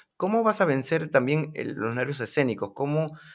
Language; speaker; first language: Spanish; native; Spanish